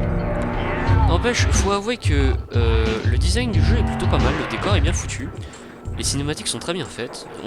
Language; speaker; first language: French; native; French